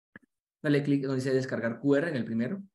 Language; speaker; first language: Spanish; native; Spanish